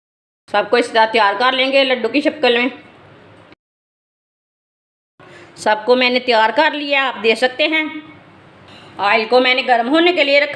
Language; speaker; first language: Hindi; native; Hindi